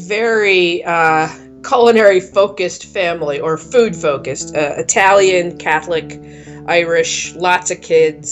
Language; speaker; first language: English; native; English